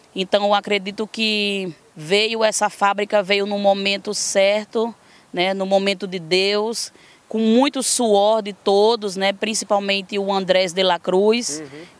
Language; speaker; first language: Portuguese; native; Portuguese